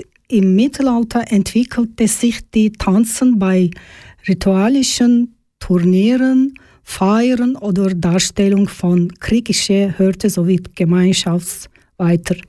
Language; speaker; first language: German; non-native, learner; Georgian